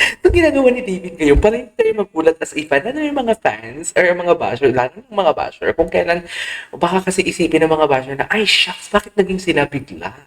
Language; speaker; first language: Filipino; native; Filipino